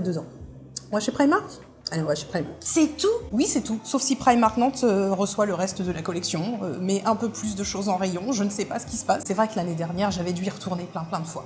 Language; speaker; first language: French; native; French